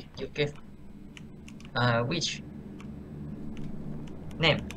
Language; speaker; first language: English; non-native, learner; Chinese